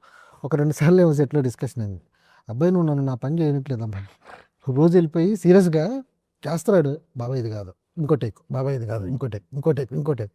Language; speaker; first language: Telugu; native; Telugu